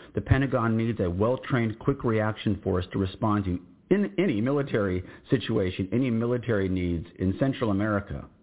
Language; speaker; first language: English; native; English